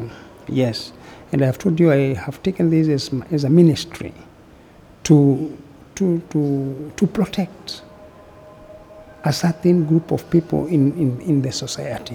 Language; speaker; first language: English; non-native, local second language; Kikuyu